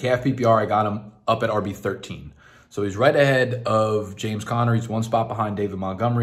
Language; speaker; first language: English; native; English